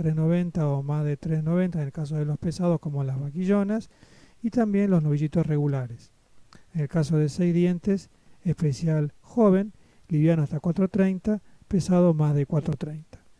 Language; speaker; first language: Spanish; native; Spanish